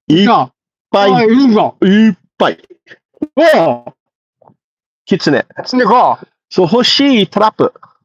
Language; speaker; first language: Japanese; non-native, learner; English